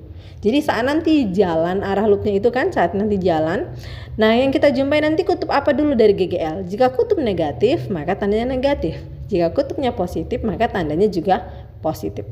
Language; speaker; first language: Indonesian; native; Indonesian